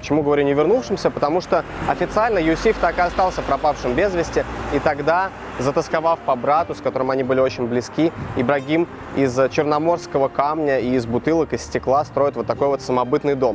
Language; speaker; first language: Russian; native; Russian